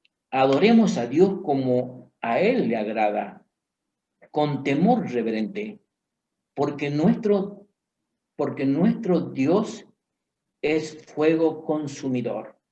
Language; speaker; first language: Spanish; native; Spanish